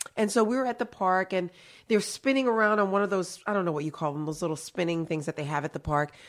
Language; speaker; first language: English; early bilingual, other home language; Haitian Creole